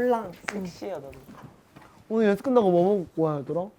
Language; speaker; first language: Korean; native; Korean